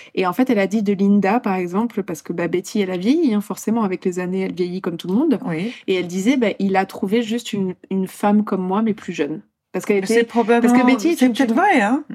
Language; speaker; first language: French; non-native, fluent; Polish